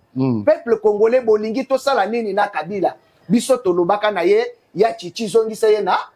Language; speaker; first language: Lingala; native; Lingala